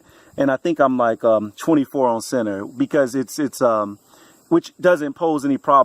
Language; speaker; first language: English; native; English